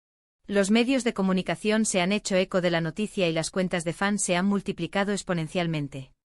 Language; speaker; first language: Spanish; native; Spanish